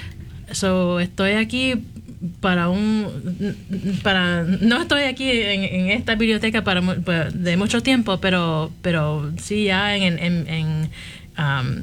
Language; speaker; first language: Spanish; early bilingual, heritage; Spanish